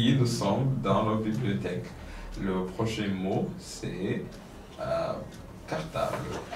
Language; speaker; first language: French; non-native, fluent; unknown